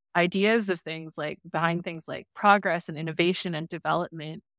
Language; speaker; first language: English; non-native, local second language; Filipino